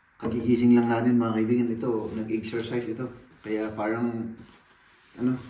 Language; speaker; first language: Filipino; native; Filipino